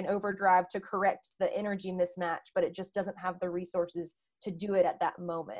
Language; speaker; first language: English; native; English